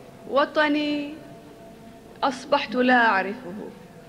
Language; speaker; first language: Arabic; native; Arabic